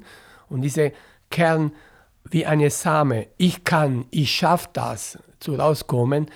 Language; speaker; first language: German; non-native, fluent; Italian